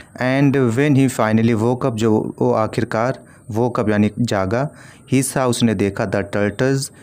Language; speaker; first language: Hindi; native; Hindi